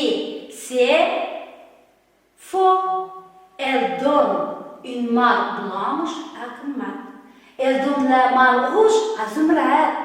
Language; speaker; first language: French; non-native, fluent; Uzbek